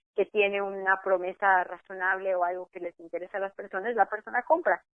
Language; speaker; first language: Spanish; native; Spanish